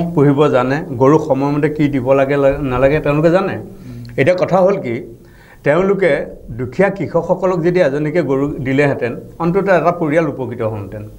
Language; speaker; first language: Assamese; native; Assamese